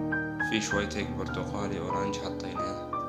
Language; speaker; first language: Arabic; native; Arabic